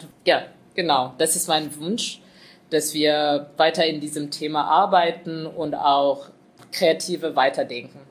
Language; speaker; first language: German; non-native, fluent; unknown